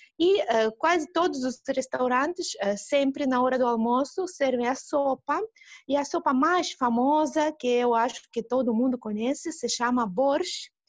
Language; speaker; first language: Portuguese; non-native, fluent; Russian